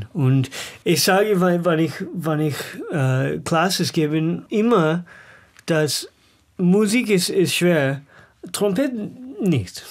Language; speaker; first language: German; non-native, learner; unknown